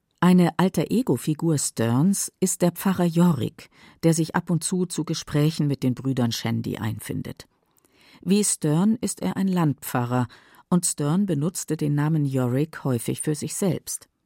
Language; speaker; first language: German; native; German